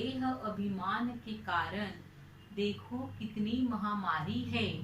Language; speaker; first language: Hindi; non-native, local second language; Marathi